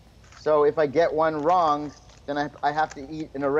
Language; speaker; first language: English; native; English